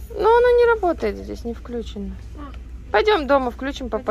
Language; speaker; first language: Russian; native; Russian